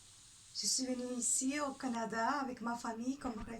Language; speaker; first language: French; non-native, fluent; Spanish